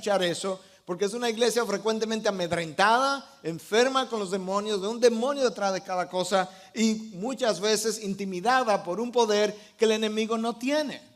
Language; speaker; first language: Spanish; native; Spanish